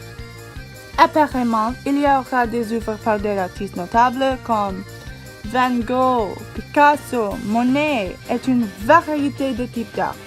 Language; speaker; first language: French; non-native, learner; English